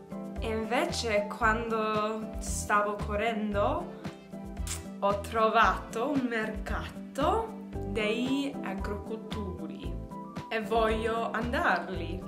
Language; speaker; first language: Italian; non-native, learner; English